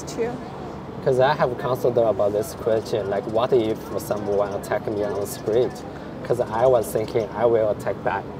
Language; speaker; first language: English; non-native, fluent; Chinese